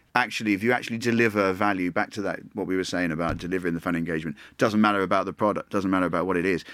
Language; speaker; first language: English; native; English